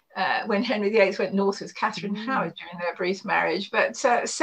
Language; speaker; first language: English; native; English